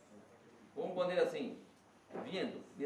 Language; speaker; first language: Spanish; non-native, learner; Portuguese